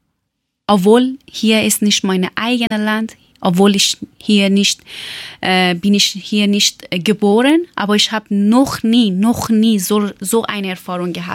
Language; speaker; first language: German; non-native, learner; Persian